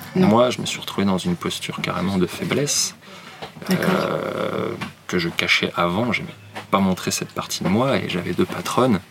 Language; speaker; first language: French; native; French